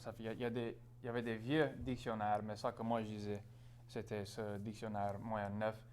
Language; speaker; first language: French; non-native, local second language; English